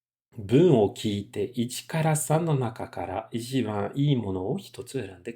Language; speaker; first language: Japanese; non-native, fluent; French